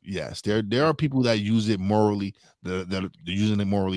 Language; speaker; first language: English; native; English